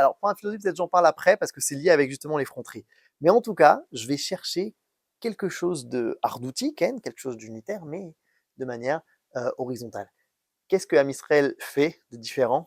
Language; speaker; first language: French; native; French